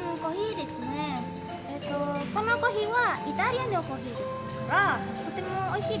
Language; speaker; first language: Japanese; non-native, learner; Indonesian